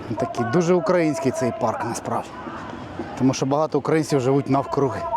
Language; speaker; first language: Ukrainian; native; Ukrainian